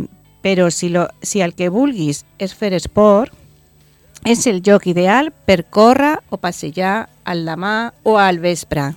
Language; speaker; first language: Catalan; non-native, learner; Spanish